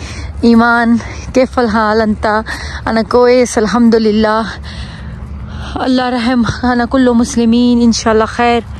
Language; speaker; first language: Arabic; non-native, learner; Urdu